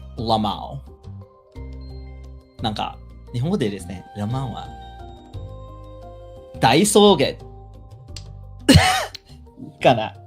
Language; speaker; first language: Japanese; non-native, learner; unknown